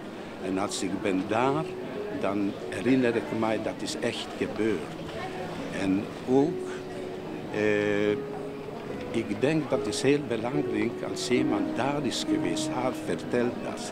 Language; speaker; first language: Dutch; non-native, fluent; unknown